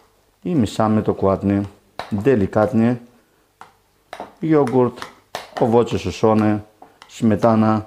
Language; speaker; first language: Polish; non-native, learner; Greek